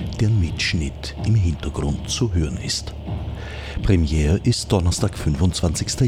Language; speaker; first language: German; native; German